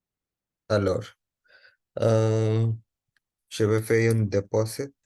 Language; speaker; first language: French; non-native, learner; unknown